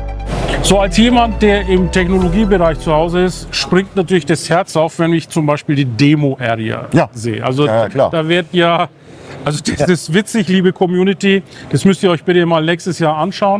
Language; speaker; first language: German; native; German